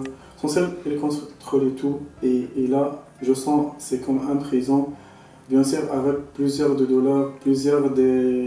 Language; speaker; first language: French; non-native, local second language; Arabic